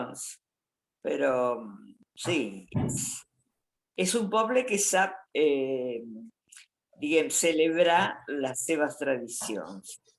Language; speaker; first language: Catalan; non-native, fluent; Spanish